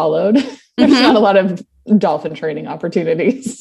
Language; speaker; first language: English; native; English